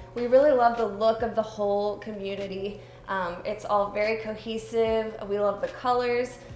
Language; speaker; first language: English; native; English